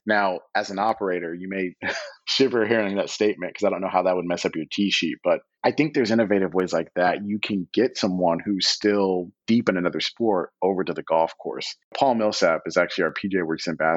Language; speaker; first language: English; native; English